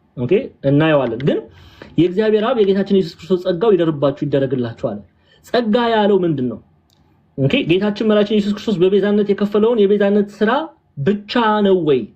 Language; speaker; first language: Amharic; early bilingual, heritage; Amharic